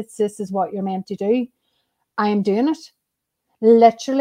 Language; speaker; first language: English; native; English